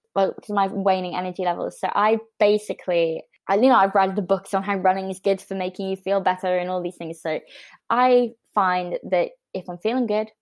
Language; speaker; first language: English; native; English